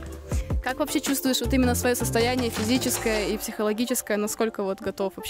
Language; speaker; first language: Russian; native; Russian